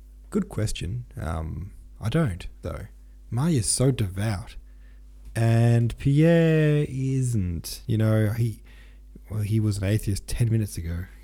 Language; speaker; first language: English; native; English